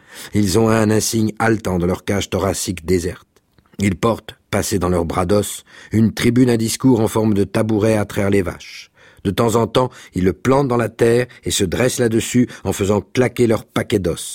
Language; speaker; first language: French; native; French